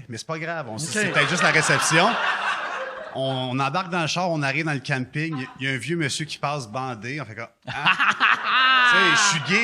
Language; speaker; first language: French; native; French